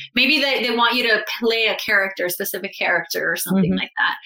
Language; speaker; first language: English; native; English